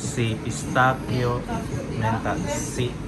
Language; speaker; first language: Italian; non-native, learner; Filipino